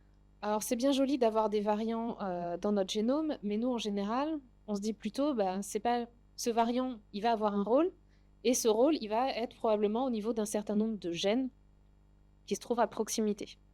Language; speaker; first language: French; native; French